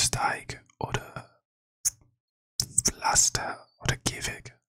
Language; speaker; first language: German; non-native, learner; English